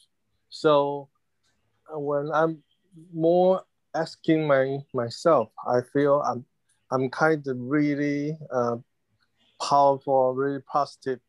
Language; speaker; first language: English; non-native, learner; Chinese